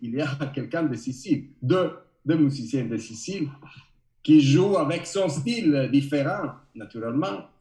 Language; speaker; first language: French; non-native, learner; Italian